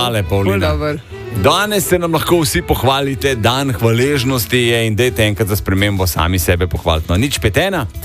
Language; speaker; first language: Slovenian; native; Slovenian